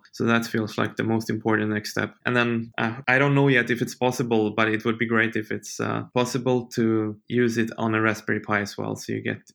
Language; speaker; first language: English; non-native, fluent; Swedish